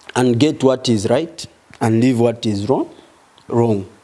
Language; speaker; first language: English; non-native, local second language; Swahili